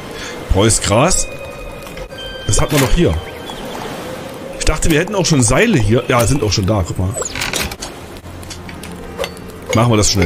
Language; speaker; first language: German; native; German